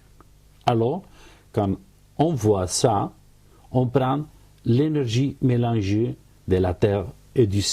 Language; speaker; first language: French; non-native, fluent; Spanish